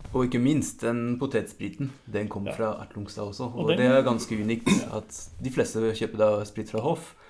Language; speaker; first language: Norwegian; non-native, fluent; French